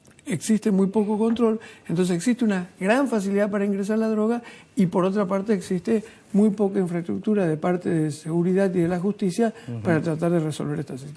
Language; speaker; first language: Spanish; native; Spanish